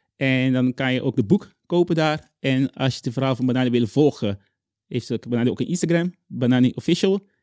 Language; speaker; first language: Dutch; non-native, local second language; Papiamento